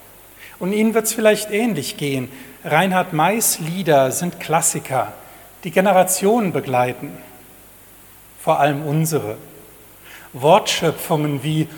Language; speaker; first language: German; native; German